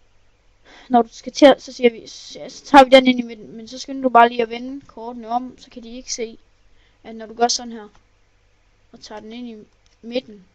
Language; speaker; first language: Danish; native; Danish